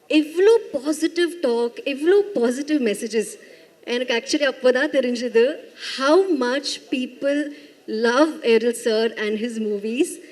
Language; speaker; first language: Tamil; non-native, learner; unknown